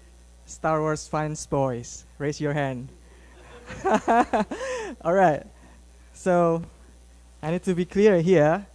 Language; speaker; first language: English; non-native, fluent; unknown